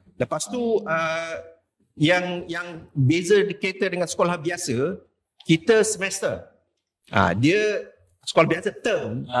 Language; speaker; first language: Malay; native; Malay